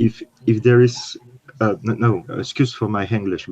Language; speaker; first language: English; non-native, learner; French